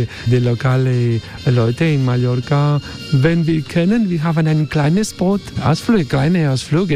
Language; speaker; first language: German; non-native, learner; Spanish